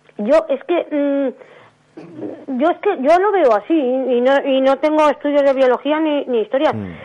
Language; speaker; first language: Spanish; native; Spanish